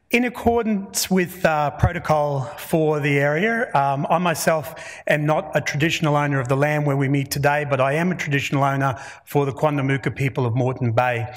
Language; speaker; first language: English; native; English